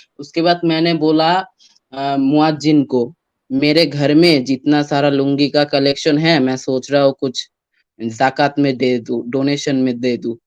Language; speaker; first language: Hindi; non-native, fluent; Bangla